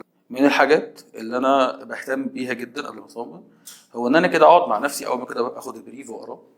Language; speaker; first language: Arabic; native; Arabic